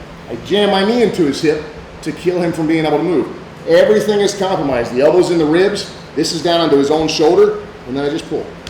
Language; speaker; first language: English; native; English